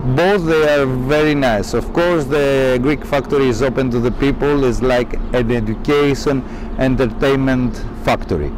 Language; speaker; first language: English; non-native, learner; Greek